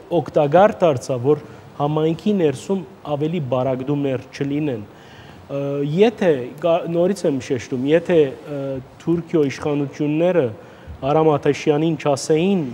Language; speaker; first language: Armenian; early bilingual, heritage; Armenian